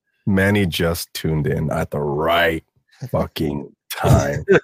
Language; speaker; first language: English; early bilingual, other home language; Spanish